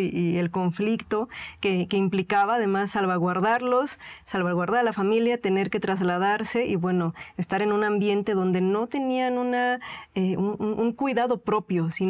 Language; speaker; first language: Spanish; native; Spanish